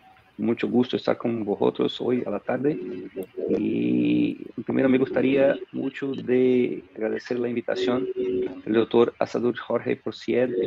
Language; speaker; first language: Spanish; non-native, fluent; Portuguese